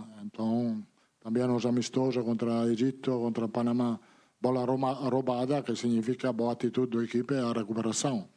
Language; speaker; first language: Portuguese; non-native, learner; Italian